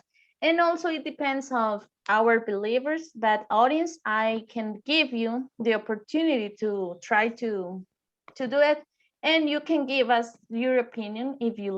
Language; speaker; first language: English; non-native, fluent; Spanish